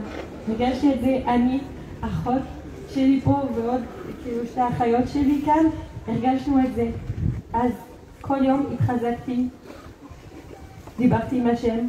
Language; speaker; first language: Hebrew; non-native, fluent; French